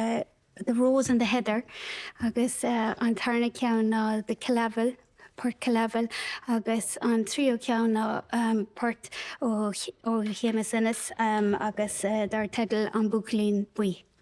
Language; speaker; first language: Irish; non-native, local second language; English